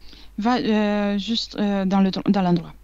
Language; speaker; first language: French; non-native, fluent; Italian